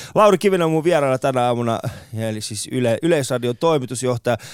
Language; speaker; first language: Finnish; non-native, fluent; Persian